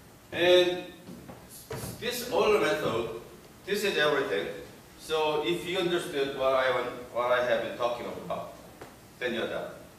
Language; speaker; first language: English; non-native, fluent; Korean